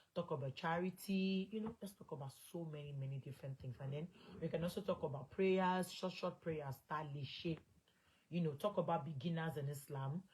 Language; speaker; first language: English; non-native, local second language; Yoruba